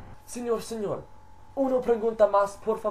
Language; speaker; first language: Spanish; non-native, learner; English